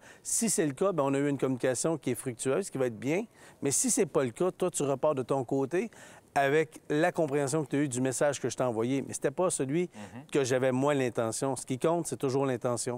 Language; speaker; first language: French; native; French